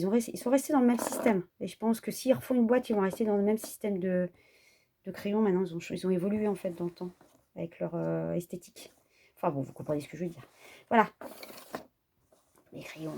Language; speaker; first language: French; native; French